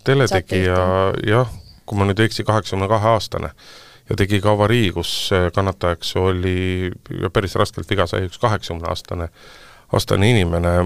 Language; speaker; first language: Estonian; native; Estonian